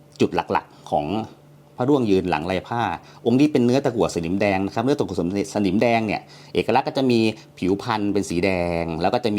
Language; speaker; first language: Thai; native; Thai